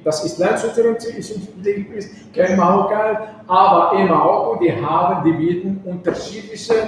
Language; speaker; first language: German; non-native, fluent; Arabic